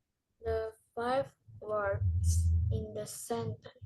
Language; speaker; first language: English; non-native, learner; Indonesian